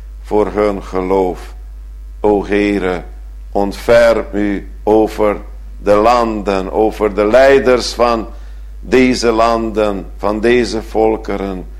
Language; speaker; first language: Dutch; non-native, fluent; Hungarian